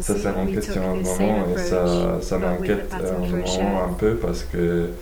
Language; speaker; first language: French; non-native, fluent; Polish